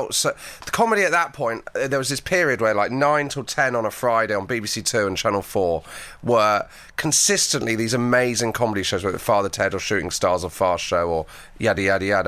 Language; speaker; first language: English; native; English